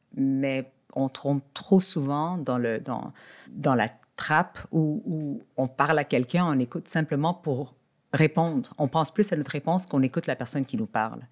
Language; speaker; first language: French; native; French